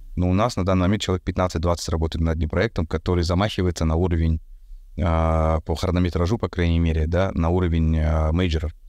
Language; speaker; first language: Russian; native; Russian